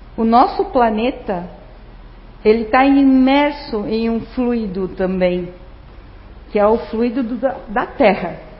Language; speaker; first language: Portuguese; non-native, fluent; Spanish